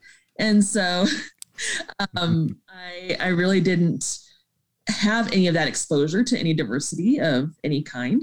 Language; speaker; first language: English; native; English